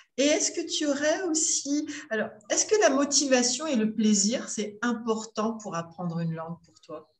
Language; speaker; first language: French; native; French